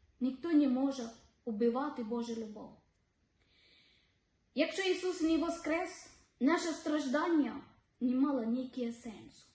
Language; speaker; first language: Ukrainian; non-native, learner; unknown